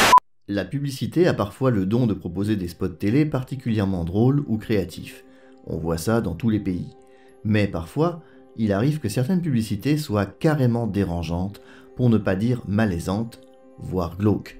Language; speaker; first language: French; native; French